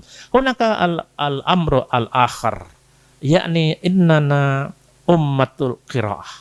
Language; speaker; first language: Arabic; non-native, fluent; Indonesian